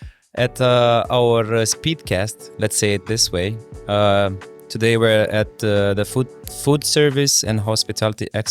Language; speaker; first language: English; non-native, fluent; Romanian